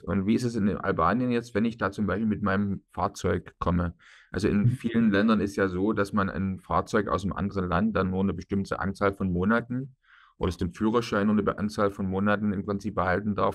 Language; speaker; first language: German; native; German